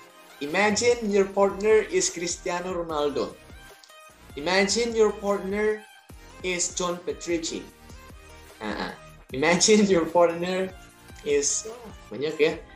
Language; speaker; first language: English; non-native, learner; Indonesian